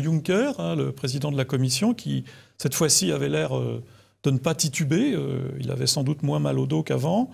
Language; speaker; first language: French; native; French